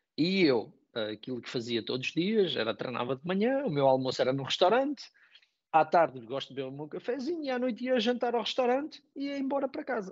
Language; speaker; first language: Portuguese; native; Portuguese